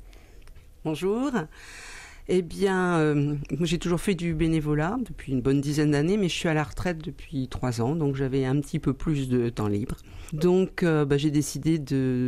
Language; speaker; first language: French; native; French